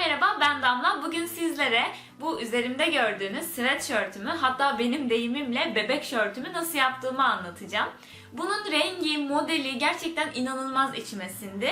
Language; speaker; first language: Turkish; native; Turkish